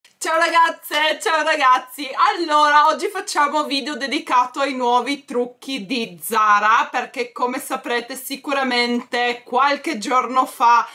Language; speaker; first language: Italian; native; Italian